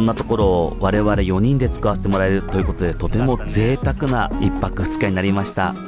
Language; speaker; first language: Japanese; native; Japanese